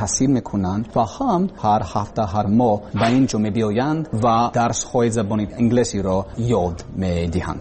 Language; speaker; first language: Persian; non-native, learner; English